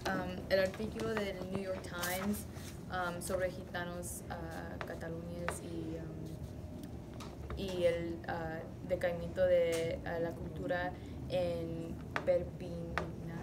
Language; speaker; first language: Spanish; non-native, learner; English